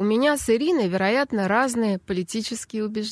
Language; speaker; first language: Russian; native; Russian